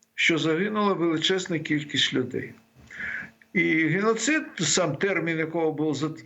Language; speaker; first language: Ukrainian; native; Ukrainian